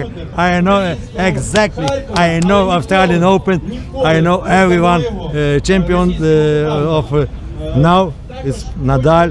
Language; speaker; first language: English; non-native, learner; Ukrainian